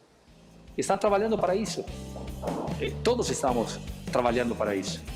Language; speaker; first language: Portuguese; non-native, learner; Spanish